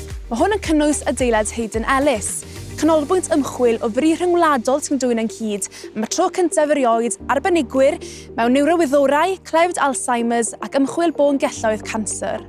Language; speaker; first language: Welsh; native; Welsh